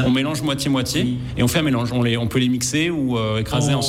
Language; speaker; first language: French; native; French